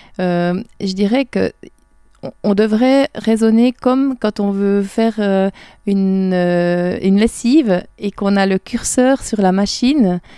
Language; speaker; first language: French; native; French